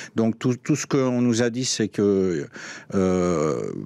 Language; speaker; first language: French; native; French